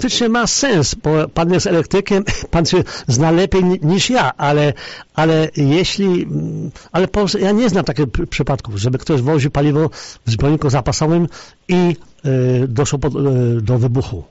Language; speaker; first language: Polish; native; Polish